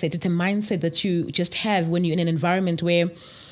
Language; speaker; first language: English; non-native, local second language; Zulu